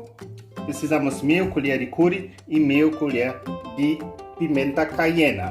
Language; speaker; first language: Portuguese; non-native, learner; German